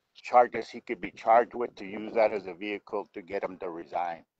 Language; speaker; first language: English; native; English